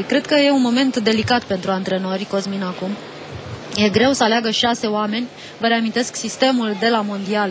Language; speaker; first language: Romanian; native; Romanian